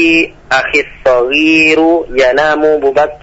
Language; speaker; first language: Arabic; non-native, learner; Indonesian